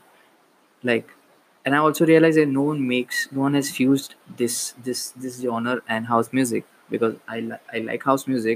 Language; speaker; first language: English; non-native, local second language; Marathi